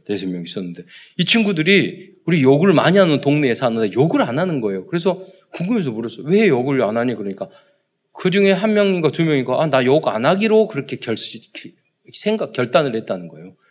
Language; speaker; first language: Korean; native; Korean